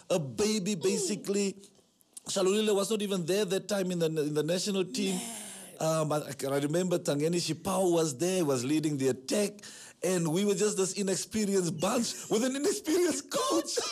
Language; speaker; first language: English; non-native, local second language; Afrikaans